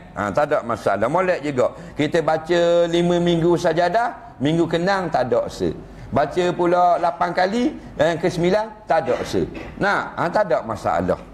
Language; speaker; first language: Malay; native; Malay